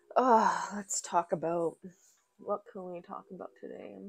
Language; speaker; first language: English; native; English